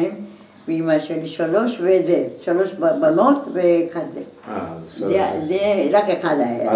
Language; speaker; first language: Hebrew; non-native, learner; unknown